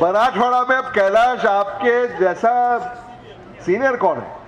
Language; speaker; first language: Hindi; non-native, local second language; Marathi